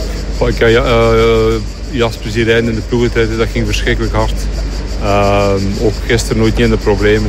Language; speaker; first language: Dutch; native; Dutch